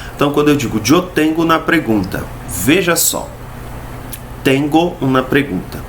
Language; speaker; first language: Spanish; non-native, fluent; Portuguese